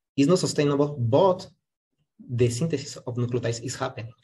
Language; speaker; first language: English; non-native, fluent; Spanish